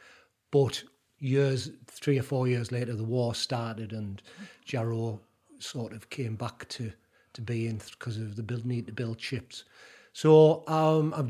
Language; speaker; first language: English; native; English